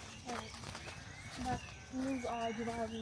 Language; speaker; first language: Turkish; native; Turkish